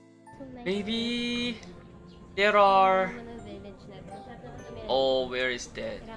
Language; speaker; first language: English; non-native, learner; Korean